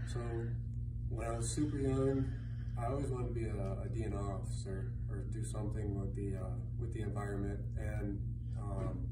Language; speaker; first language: English; native; English